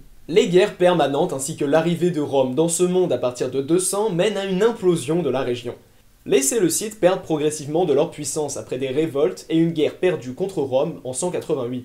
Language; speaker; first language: French; native; French